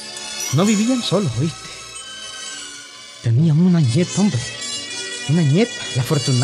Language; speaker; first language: Spanish; native; Spanish